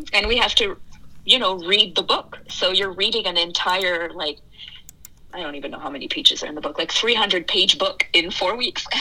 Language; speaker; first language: English; early bilingual, other home language; French